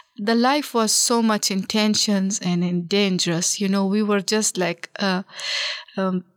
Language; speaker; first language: English; non-native, local second language; Pashto